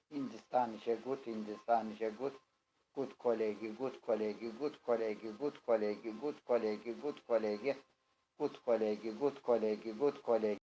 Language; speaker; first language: German; non-native, learner; Turkish